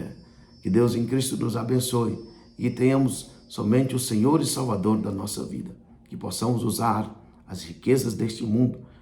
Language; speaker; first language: Portuguese; native; Portuguese